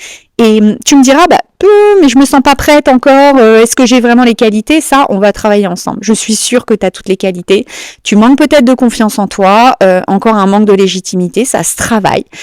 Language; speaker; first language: French; native; French